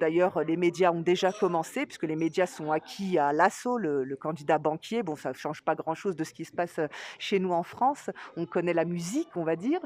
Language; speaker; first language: French; native; French